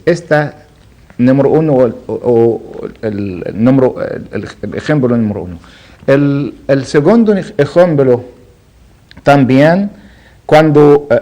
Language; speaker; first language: Spanish; non-native, learner; Arabic